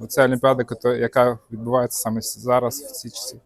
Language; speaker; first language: Ukrainian; non-native, local second language; Russian